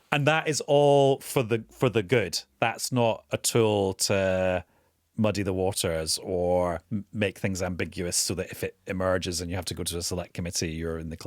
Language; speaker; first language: English; native; English